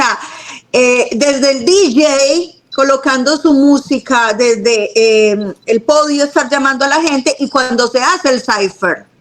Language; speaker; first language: Spanish; native; Spanish